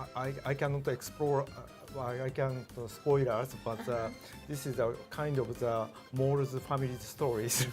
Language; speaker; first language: English; non-native, learner; Japanese